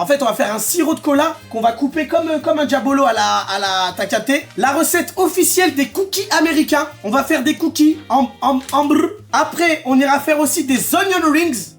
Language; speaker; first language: French; native; French